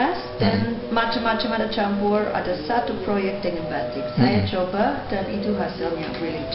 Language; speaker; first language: Indonesian; non-native, fluent; English